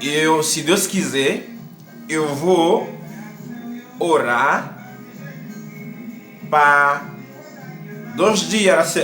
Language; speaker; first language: Portuguese; non-native, learner; Haitian Creole